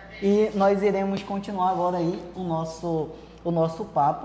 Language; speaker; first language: Portuguese; native; Portuguese